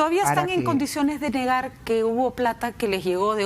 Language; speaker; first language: Spanish; native; Spanish